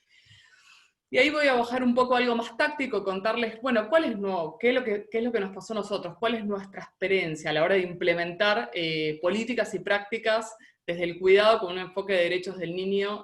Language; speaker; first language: Spanish; native; Spanish